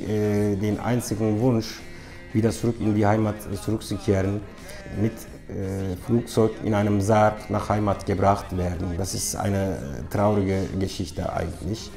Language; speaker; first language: German; non-native, fluent; Turkish